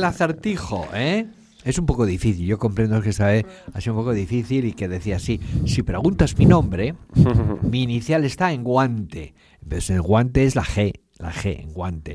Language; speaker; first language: Spanish; native; Spanish